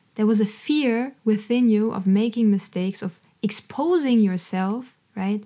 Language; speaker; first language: English; non-native, fluent; German